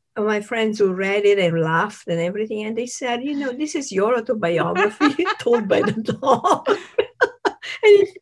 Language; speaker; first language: English; non-native, fluent; Italian